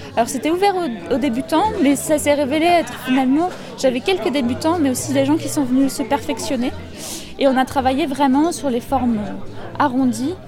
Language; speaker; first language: French; native; French